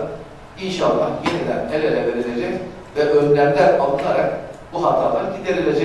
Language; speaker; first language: Turkish; native; Turkish